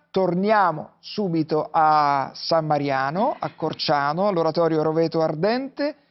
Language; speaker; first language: Italian; native; Italian